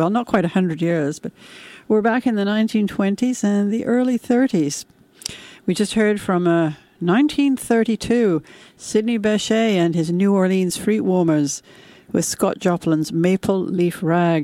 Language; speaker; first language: English; native; English